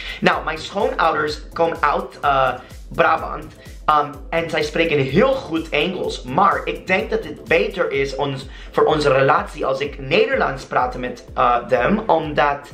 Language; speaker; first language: Dutch; non-native, learner; Spanish